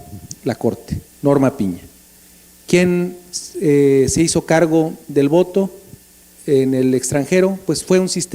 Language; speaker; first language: Spanish; native; Spanish